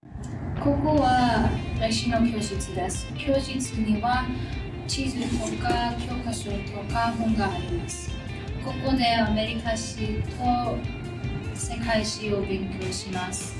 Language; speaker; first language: Japanese; non-native, learner; English